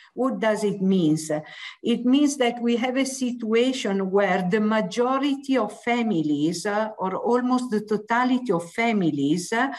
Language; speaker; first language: English; non-native, fluent; Italian